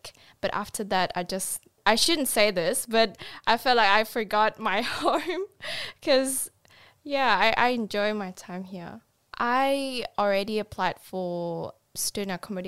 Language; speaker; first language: English; non-native, fluent; Indonesian